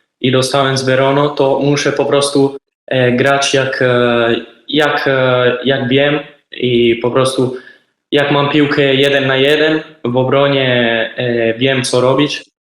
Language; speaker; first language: Polish; early bilingual, heritage; Polish